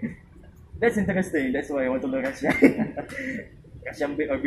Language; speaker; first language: English; non-native, learner; Indonesian